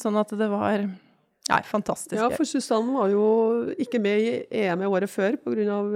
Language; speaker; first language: Norwegian; native; Norwegian